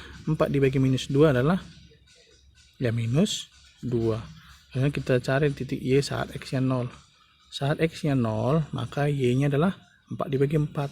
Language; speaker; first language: Indonesian; native; Indonesian